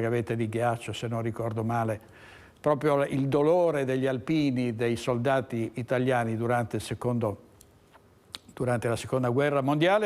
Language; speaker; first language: Italian; native; Italian